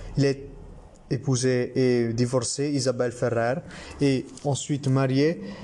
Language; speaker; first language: French; non-native, learner; Italian